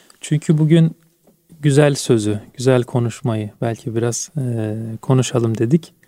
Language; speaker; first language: Turkish; native; Turkish